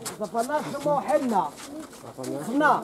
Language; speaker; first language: Russian; non-native, learner; Arabic